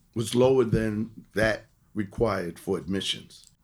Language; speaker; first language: English; native; English